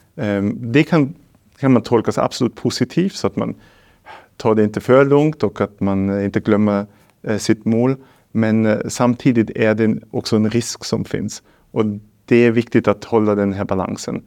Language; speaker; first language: Swedish; non-native, fluent; German